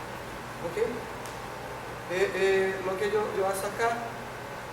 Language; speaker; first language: Spanish; non-native, learner; Portuguese